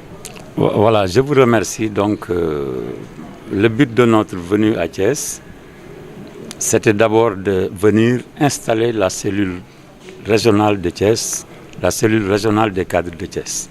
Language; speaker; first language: French; non-native, local second language; Wolof